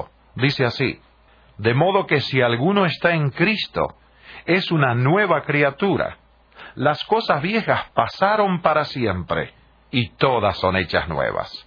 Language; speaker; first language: Spanish; native; Spanish